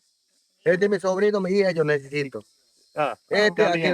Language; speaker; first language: Spanish; non-native, local second language; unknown